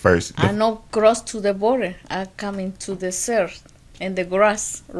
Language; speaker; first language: English; non-native, learner; Spanish